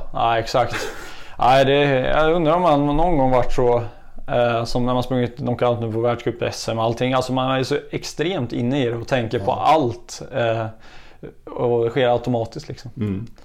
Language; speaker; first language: Swedish; native; Swedish